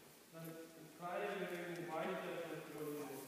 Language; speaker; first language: German; non-native, learner; Serbian